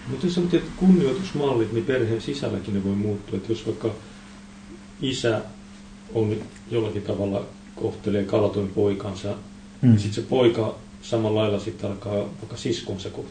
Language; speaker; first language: Finnish; native; Finnish